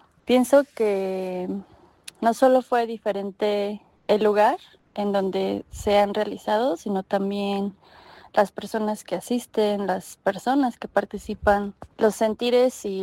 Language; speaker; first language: Spanish; native; Spanish